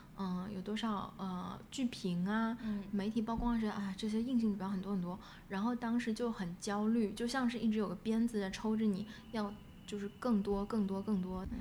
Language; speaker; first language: Chinese; native; Chinese